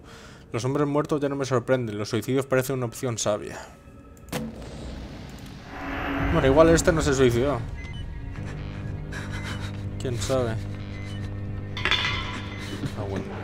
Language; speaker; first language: Spanish; native; Spanish